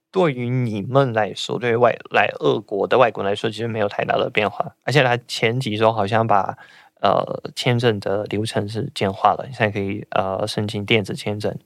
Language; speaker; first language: Chinese; non-native, fluent; Russian